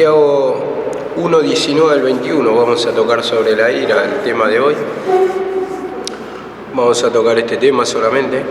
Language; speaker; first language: Spanish; native; Spanish